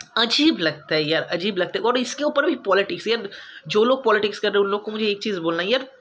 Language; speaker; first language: Hindi; non-native, local second language; Bangla